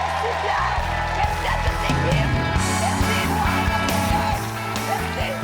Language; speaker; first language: French; native; French